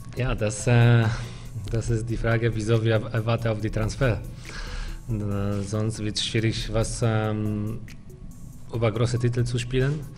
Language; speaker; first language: German; non-native, fluent; Polish